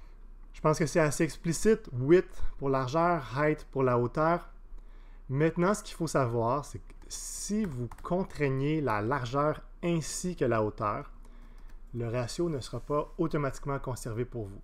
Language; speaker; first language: French; native; French